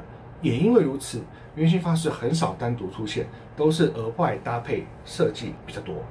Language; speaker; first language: Chinese; native; Chinese